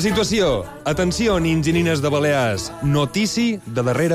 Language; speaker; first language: Catalan; native; Catalan